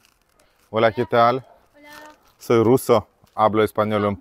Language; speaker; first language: Spanish; non-native, learner; Russian